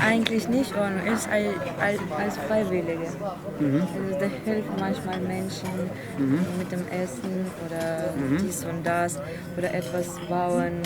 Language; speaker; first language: German; non-native, learner; Ukrainian